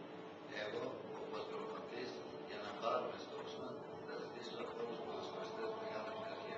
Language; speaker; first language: Greek; non-native, fluent; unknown